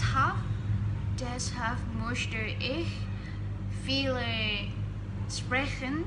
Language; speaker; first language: German; non-native, learner; Vietnamese